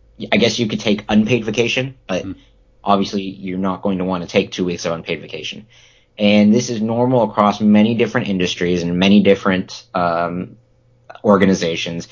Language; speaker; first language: English; native; English